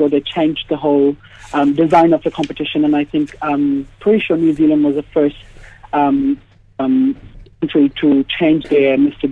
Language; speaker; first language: English; native; English